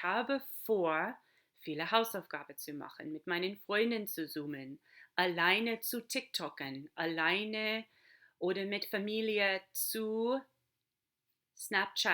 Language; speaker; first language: German; non-native, fluent; English